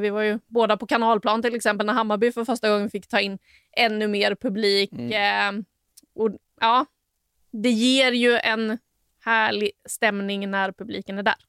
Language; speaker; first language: Swedish; native; Swedish